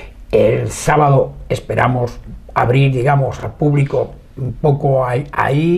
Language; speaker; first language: Spanish; native; Spanish